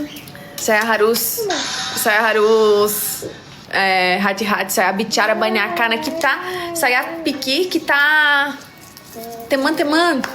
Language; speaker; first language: Indonesian; non-native, learner; Portuguese